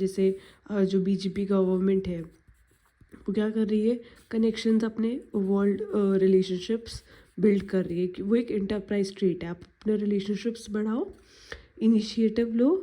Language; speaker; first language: Hindi; native; Hindi